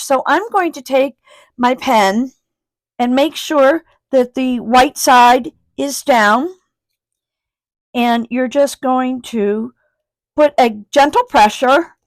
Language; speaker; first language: English; native; English